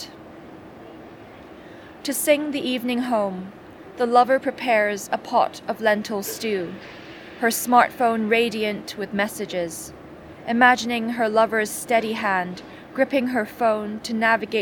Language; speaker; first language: English; non-native, local second language; Cantonese